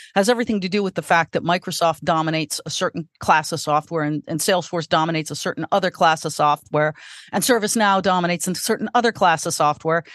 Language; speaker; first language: English; native; English